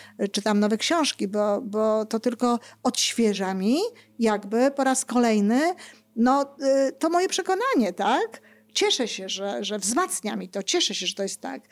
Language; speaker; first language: Polish; native; Polish